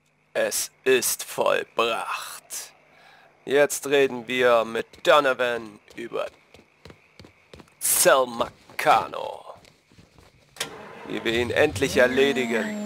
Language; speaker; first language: German; native; German